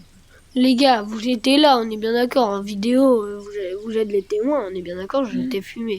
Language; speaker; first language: French; native; French